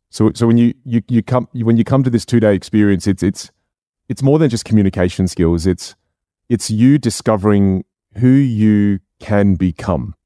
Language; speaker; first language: English; non-native, local second language; Chinese